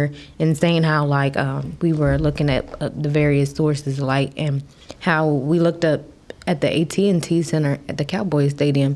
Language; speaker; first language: English; native; English